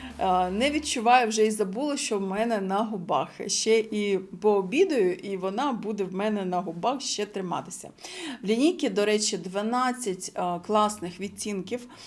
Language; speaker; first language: Ukrainian; non-native, local second language; Russian